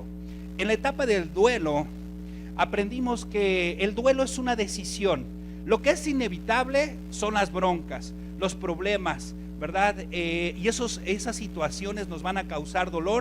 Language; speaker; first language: Spanish; native; Spanish